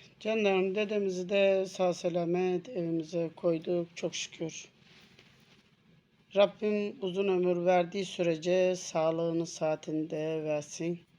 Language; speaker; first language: Turkish; native; Turkish